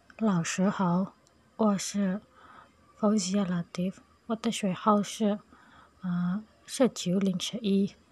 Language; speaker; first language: Chinese; non-native, learner; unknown